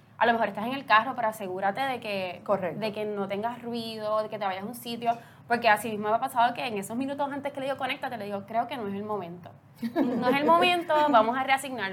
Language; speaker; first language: Spanish; native; Spanish